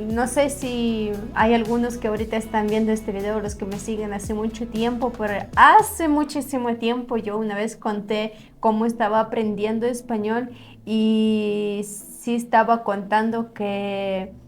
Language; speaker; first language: Spanish; non-native, fluent; Ukrainian